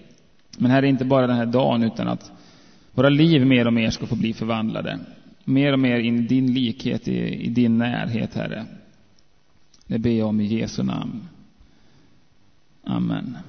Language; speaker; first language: Swedish; native; Swedish